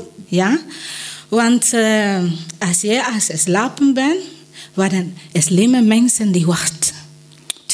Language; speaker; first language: Dutch; non-native, learner; Spanish